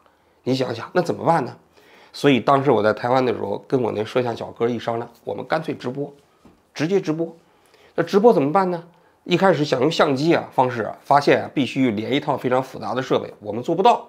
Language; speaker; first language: Chinese; native; Chinese